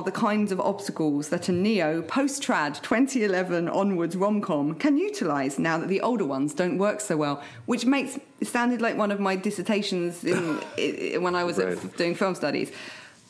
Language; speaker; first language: English; native; English